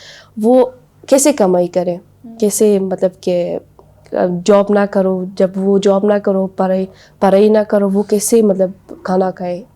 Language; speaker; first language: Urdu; non-native, learner; Persian